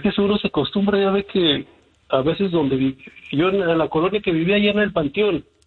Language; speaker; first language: Spanish; native; Spanish